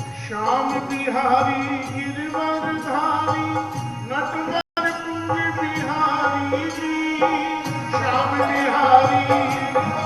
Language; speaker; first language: Hindi; native; Hindi